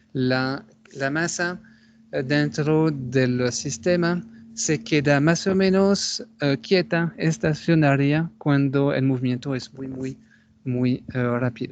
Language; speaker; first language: Spanish; non-native, fluent; French